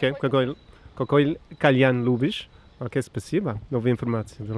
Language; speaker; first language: Russian; non-native, learner; English